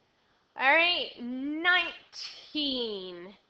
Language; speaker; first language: English; native; English